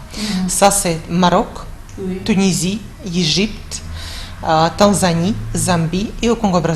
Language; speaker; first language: French; non-native, fluent; Russian